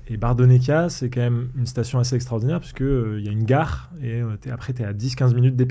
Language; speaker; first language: French; native; French